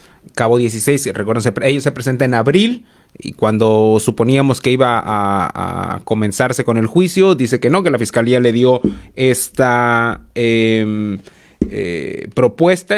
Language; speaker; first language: Spanish; native; Spanish